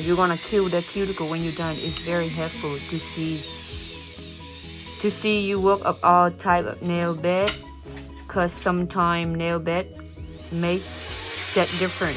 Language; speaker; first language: English; non-native, fluent; Vietnamese